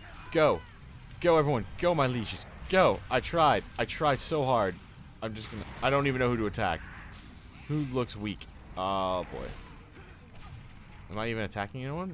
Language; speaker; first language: English; native; English